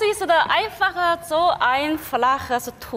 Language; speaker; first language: German; non-native, fluent; Chinese